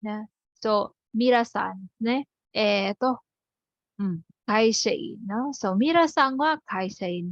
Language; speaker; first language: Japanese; non-native, fluent; Filipino